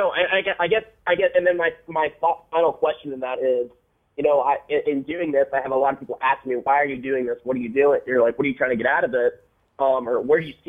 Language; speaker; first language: English; native; English